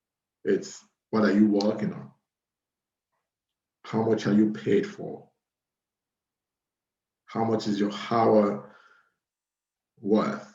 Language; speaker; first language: English; non-native, fluent; French